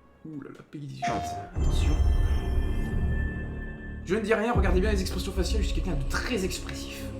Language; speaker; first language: French; native; French